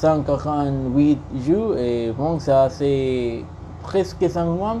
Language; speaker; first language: French; non-native, learner; Spanish